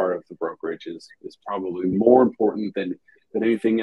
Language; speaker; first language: English; native; English